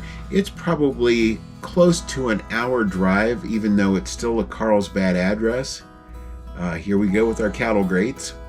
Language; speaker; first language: English; native; English